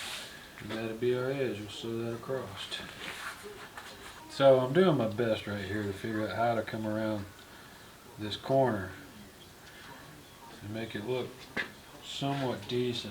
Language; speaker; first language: English; native; English